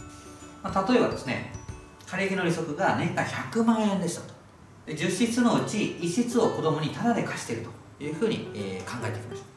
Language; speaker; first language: Japanese; native; Japanese